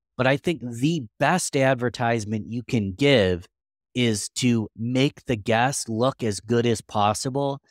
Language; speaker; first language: English; native; English